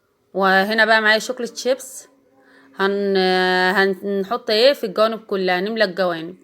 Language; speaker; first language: Arabic; native; Arabic